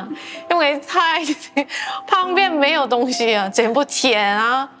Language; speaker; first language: Chinese; non-native, learner; Korean